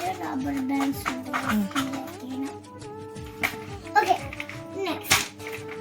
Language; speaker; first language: Malayalam; early bilingual, heritage; Malayalam